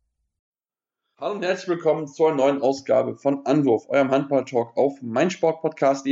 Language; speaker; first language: German; native; German